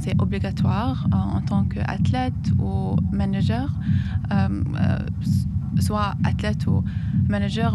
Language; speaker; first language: French; non-native, fluent; Arabic